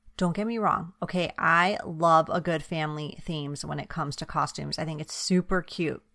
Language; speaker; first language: English; native; English